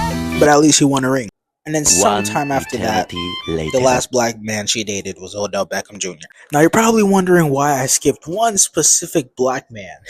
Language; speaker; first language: English; native; English